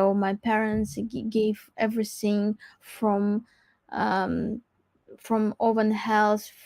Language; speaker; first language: English; non-native, learner; Crimean Tatar